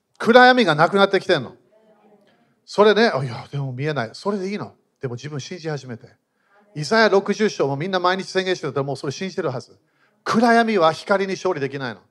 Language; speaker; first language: Japanese; non-native, fluent; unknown